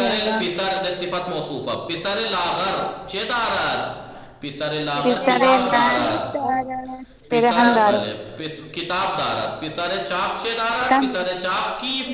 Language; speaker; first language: Persian; non-native, fluent; Urdu